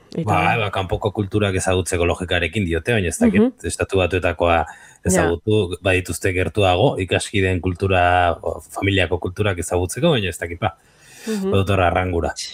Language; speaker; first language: Basque; native; Basque